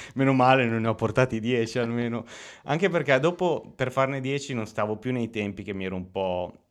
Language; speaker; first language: Italian; native; Italian